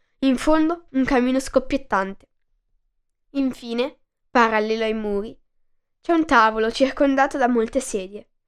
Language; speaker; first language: Italian; native; Italian